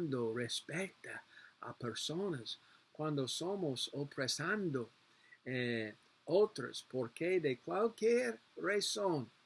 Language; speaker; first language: Spanish; non-native, learner; English